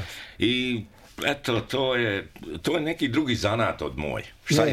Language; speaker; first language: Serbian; early bilingual, heritage; Serbian